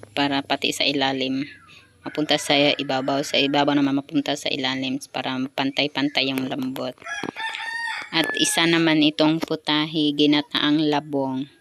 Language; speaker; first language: Filipino; non-native, local second language; Cebuano